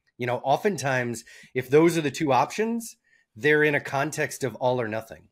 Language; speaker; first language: English; native; English